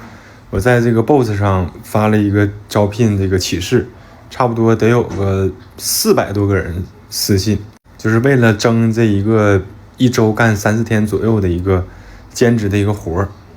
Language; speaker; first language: Chinese; native; Chinese